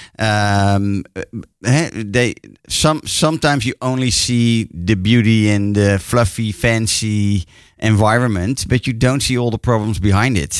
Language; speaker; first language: English; non-native, fluent; Dutch